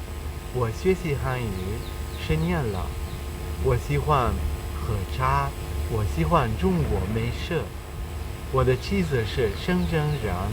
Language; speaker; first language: Chinese; non-native, fluent; Italian